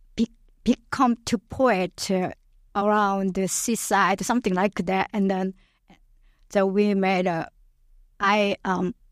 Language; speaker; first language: English; non-native, learner; Korean